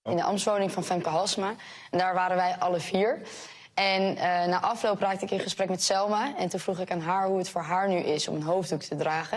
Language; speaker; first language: Dutch; native; Dutch